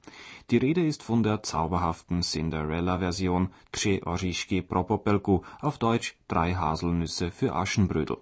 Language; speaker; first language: German; native; German